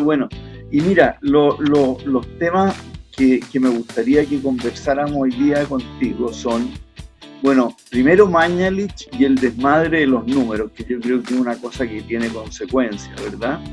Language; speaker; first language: Spanish; native; Spanish